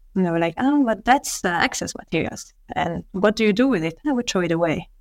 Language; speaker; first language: English; non-native, fluent; Italian